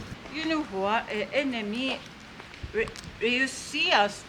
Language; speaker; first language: French; non-native, learner; Japanese